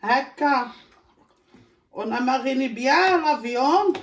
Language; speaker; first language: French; non-native, learner; Arabic